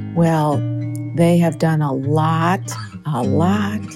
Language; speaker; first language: English; native; English